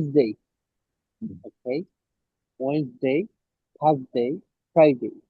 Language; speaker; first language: English; non-native, learner; Bangla